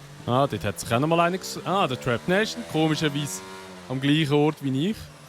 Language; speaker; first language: German; native; German